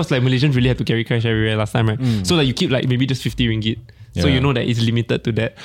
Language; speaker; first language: English; non-native, local second language; Min Nan Chinese